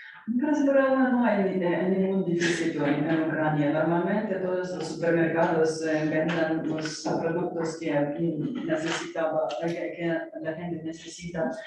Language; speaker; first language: Spanish; non-native, learner; Ukrainian